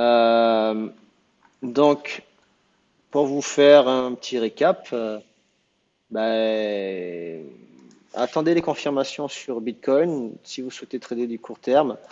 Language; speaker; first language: French; native; French